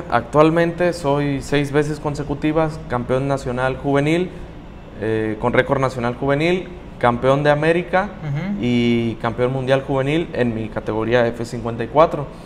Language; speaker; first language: Spanish; native; Spanish